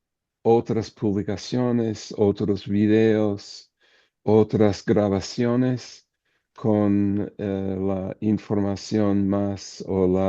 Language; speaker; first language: Spanish; non-native, fluent; English